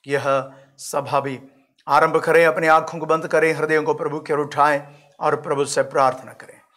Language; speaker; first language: Hindi; non-native, local second language; Malayalam